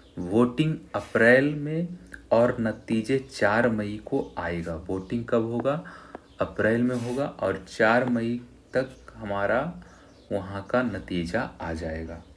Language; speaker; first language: Hindi; native; Hindi